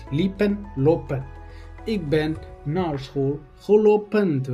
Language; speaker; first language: Dutch; non-native, learner; Tigrinya